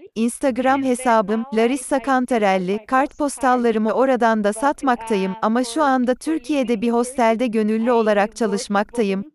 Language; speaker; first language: English; non-native, fluent; Portuguese